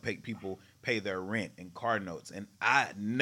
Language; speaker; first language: English; native; English